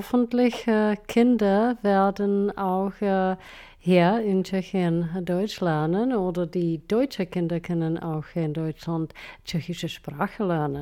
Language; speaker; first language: German; non-native, fluent; Czech